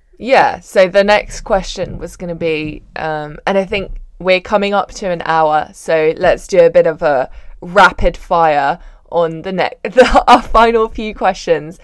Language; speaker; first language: English; native; English